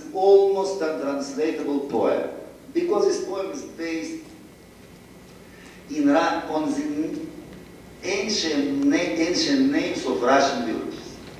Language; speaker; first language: English; non-native, fluent; Russian